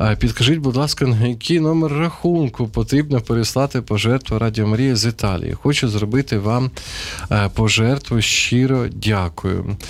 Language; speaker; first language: Ukrainian; non-native, local second language; Russian